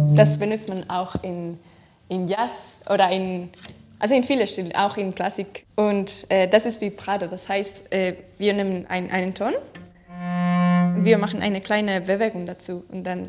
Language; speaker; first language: German; non-native, fluent; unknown